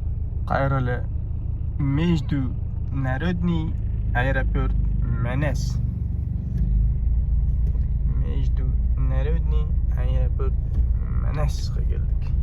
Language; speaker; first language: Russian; non-native, local second language; Kyrgyz